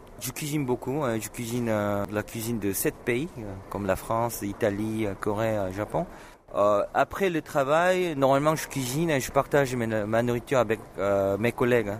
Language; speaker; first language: French; non-native, fluent; Korean